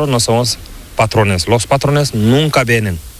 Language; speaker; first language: Spanish; non-native, learner; Fula